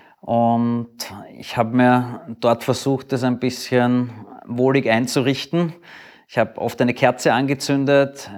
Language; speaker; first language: German; native; German